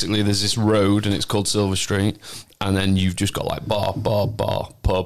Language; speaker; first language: English; native; English